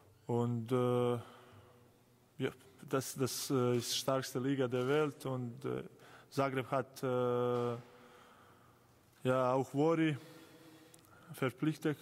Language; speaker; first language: German; non-native, learner; Croatian